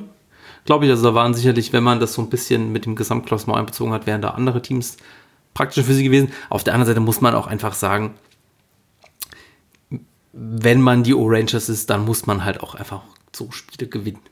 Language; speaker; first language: German; native; German